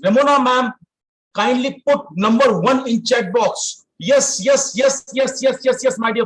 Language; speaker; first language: English; non-native, fluent; Hindi